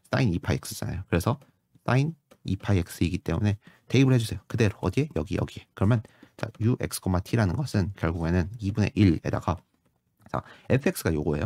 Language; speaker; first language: Korean; native; Korean